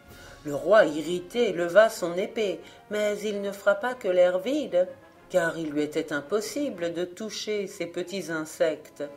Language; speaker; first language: French; native; French